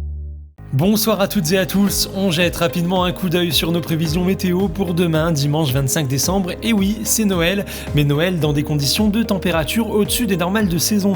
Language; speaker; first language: French; native; French